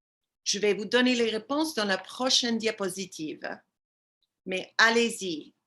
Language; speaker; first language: French; non-native, fluent; English